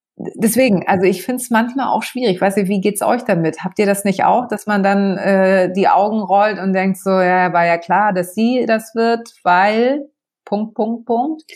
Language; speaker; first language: German; early bilingual, other home language; Greek